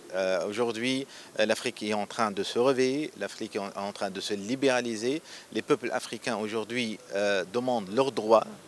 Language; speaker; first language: French; non-native, local second language; Arabic